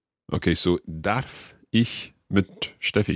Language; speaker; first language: German; non-native, learner; English